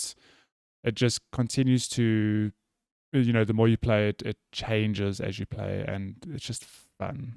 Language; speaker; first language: English; native; English